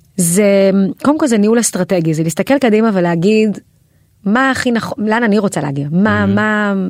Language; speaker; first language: Hebrew; native; Hebrew